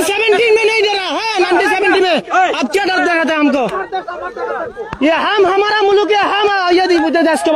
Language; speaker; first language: Hindi; non-native, learner; Bangla